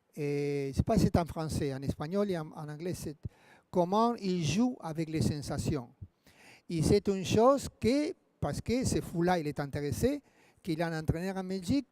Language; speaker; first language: French; non-native, fluent; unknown